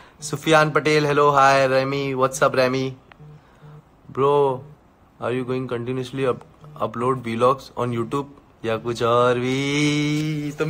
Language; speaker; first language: Hindi; native; Hindi